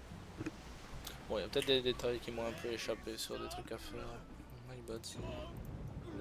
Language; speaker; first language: French; native; French